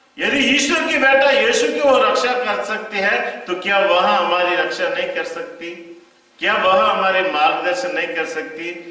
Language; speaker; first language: Hindi; non-native, local second language; Tamil